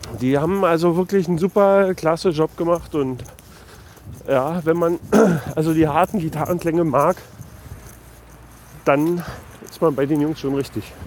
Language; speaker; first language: German; native; German